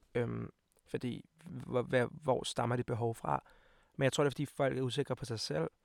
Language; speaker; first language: Danish; native; Danish